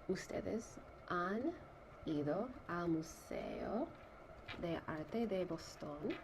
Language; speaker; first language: Spanish; non-native, learner; English